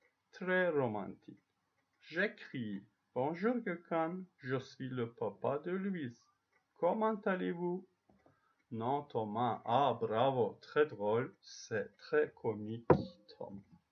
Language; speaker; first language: French; non-native, learner; Turkish